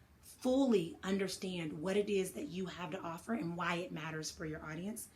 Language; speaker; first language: English; native; English